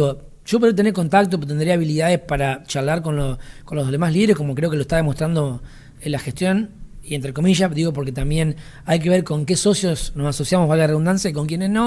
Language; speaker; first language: Spanish; native; Spanish